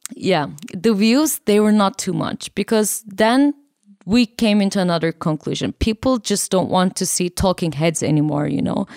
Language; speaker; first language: English; non-native, fluent; Turkish